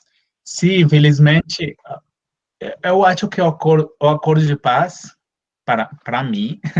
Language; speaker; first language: Portuguese; non-native, fluent; Spanish